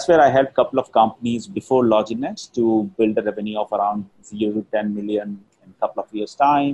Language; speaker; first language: English; non-native, local second language; Hindi